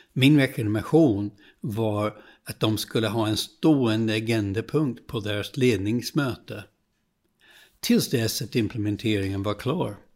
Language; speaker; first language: Swedish; non-native, fluent; English